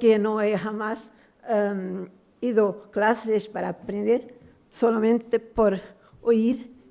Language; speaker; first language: Spanish; non-native, learner; Portuguese